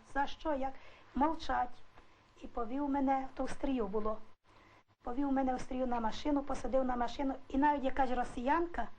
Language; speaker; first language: Ukrainian; native; Ukrainian